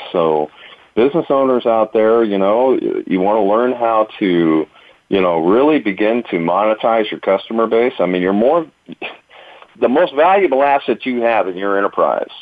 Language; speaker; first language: English; native; English